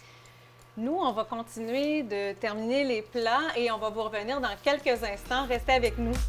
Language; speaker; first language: French; native; French